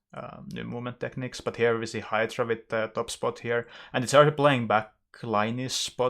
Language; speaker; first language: English; non-native, fluent; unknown